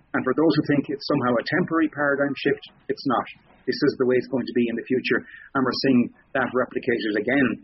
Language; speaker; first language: English; native; English